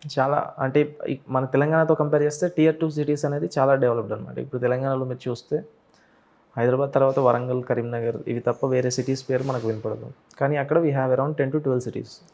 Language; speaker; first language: Telugu; native; Telugu